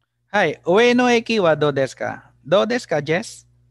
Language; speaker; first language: Japanese; non-native, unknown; Filipino